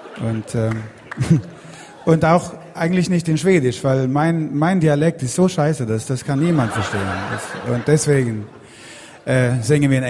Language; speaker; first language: German; non-native, fluent; Swedish